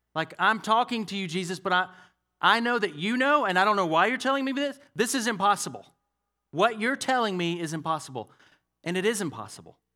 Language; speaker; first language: English; native; English